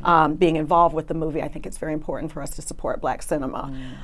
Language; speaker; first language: English; native; English